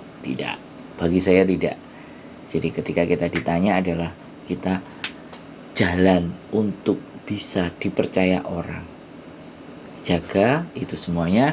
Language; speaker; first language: Indonesian; non-native, local second language; Javanese